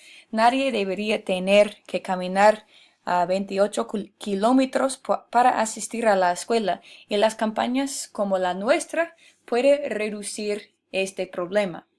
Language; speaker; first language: Spanish; non-native, fluent; English